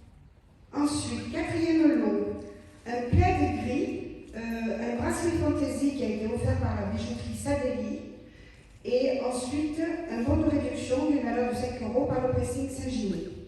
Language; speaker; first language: French; native; French